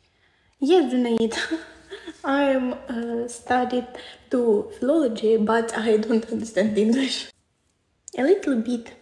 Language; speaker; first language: English; non-native, learner; Ukrainian